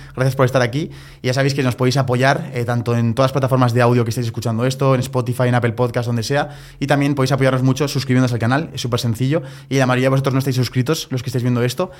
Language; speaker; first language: Spanish; native; Spanish